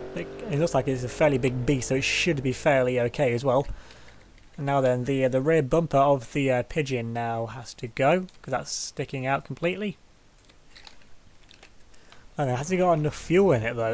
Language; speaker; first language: English; native; English